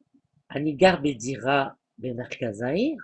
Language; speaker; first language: Hebrew; non-native, learner; French